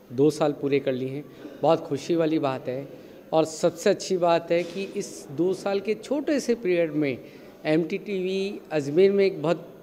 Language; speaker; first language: Hindi; native; Hindi